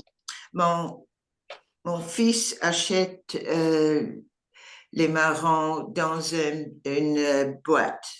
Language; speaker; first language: French; non-native, learner; English